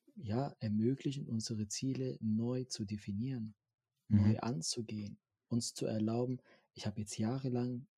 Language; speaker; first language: German; non-native, fluent; French